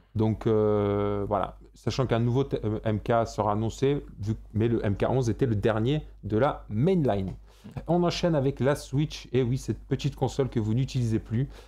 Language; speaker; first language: French; native; French